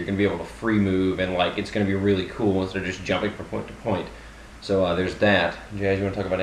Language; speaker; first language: English; native; English